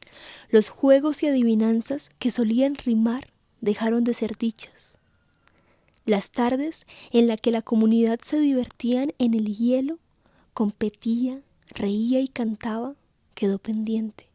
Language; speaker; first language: Spanish; native; Spanish